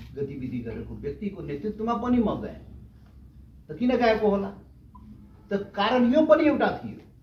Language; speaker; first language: Nepali; non-native, local second language; Maithili